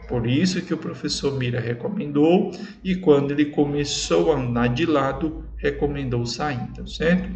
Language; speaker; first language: Portuguese; native; Portuguese